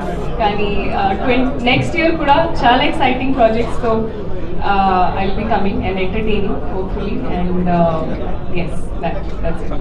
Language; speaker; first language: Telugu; non-native, learner; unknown